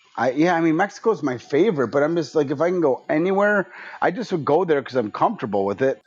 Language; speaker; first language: English; native; English